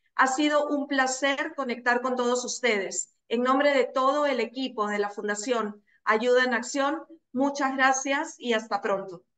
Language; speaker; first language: Spanish; native; Spanish